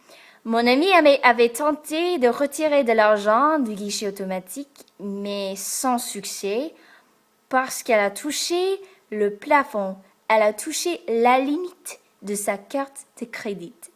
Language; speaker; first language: French; non-native, fluent; English